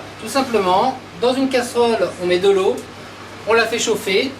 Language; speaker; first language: French; native; French